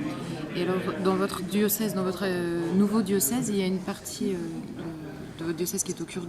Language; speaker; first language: French; native; French